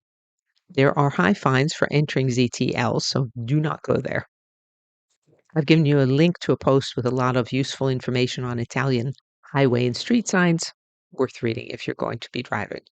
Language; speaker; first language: English; native; English